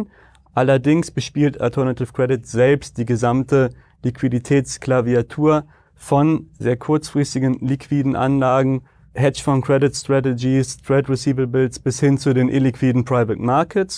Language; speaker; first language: German; native; German